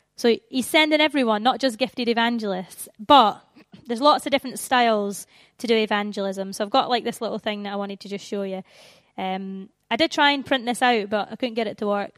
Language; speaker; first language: English; native; English